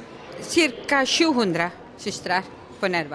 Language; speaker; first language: Swedish; non-native, local second language; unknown